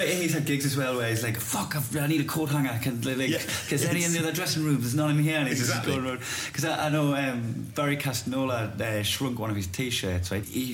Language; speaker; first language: English; native; English